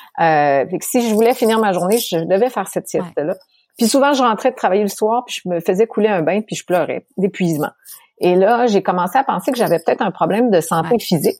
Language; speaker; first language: French; native; French